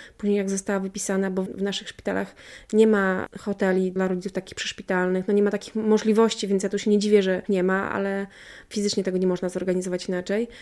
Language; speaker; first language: Polish; native; Polish